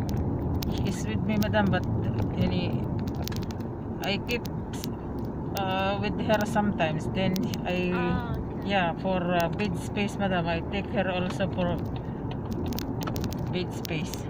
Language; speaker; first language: English; non-native, local second language; Filipino